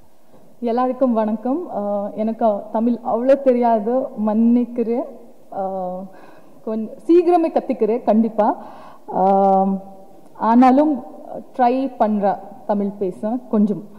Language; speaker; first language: Tamil; non-native, learner; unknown